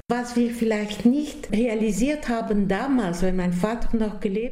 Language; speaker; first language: German; non-native, local second language; Italian